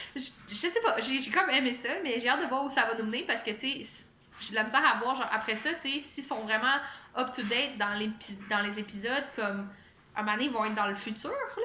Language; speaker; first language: French; native; French